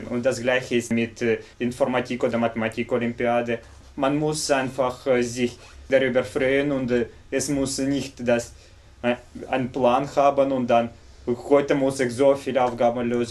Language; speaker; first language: German; non-native, fluent; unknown